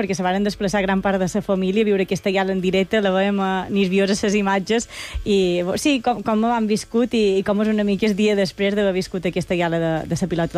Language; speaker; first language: Catalan; native; Catalan